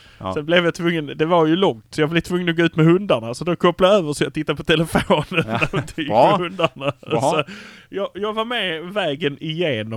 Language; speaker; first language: Swedish; native; Swedish